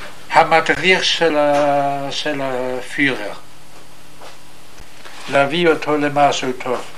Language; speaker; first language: Hebrew; non-native, fluent; German